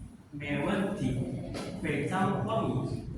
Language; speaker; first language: Chinese; non-native, learner; Indonesian